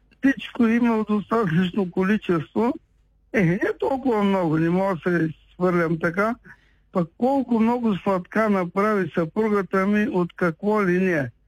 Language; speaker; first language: Bulgarian; native; Bulgarian